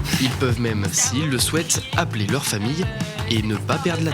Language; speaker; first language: French; native; French